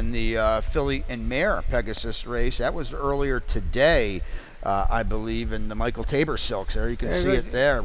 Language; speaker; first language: English; native; English